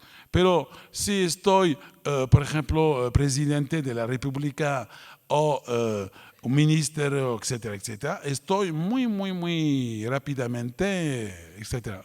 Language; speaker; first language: Spanish; non-native, fluent; French